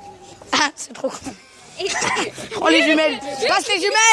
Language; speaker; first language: French; native; French